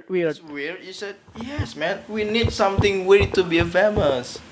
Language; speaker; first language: English; non-native, learner; Indonesian